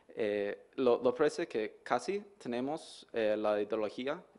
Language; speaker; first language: Spanish; non-native, learner; English